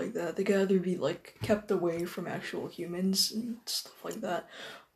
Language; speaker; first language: English; non-native, local second language; Filipino